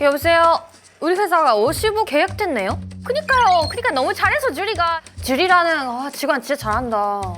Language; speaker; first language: Korean; non-native, fluent; Japanese